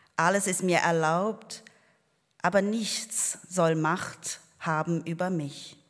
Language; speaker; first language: German; non-native, fluent; Portuguese